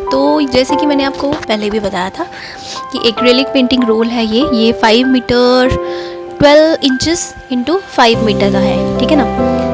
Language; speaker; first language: Hindi; non-native, local second language; Dogri